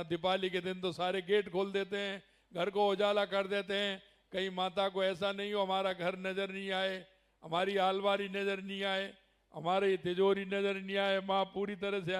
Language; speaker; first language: Hindi; native; Hindi